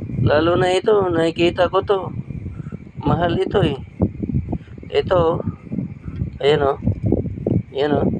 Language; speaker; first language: Filipino; native; Filipino